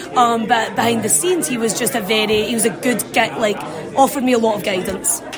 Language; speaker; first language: English; native; English